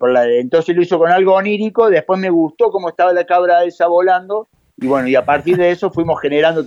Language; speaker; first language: Spanish; native; Spanish